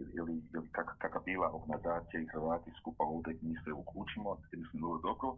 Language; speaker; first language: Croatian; early bilingual, heritage; Croatian